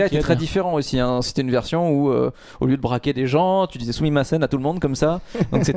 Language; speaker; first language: French; native; French